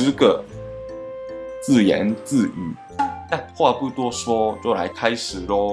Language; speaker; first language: Chinese; non-native, fluent; Japanese